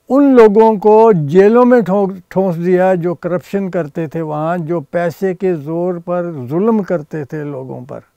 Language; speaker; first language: Hindi; native; Hindi